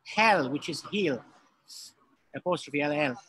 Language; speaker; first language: English; non-native, fluent; Italian